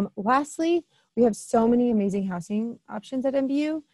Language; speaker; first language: English; native; English